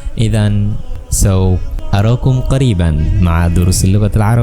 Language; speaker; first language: Arabic; non-native, fluent; Bangla